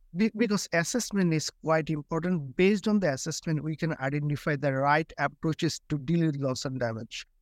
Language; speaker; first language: English; non-native, local second language; Bangla